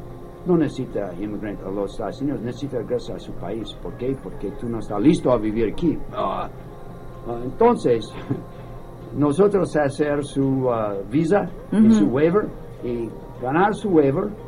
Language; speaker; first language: Spanish; non-native, learner; English